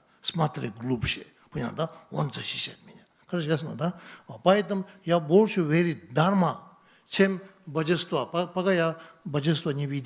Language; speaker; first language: Russian; non-native, learner; Tibetan